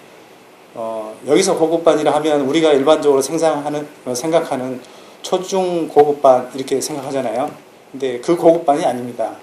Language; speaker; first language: Korean; native; Korean